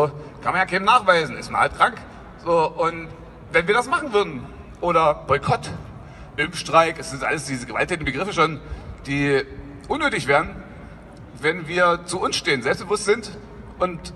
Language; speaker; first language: German; native; German